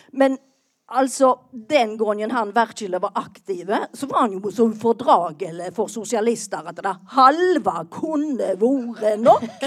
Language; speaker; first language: Norwegian; native; Norwegian